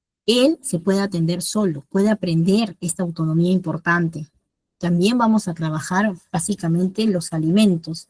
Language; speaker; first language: Spanish; native; Spanish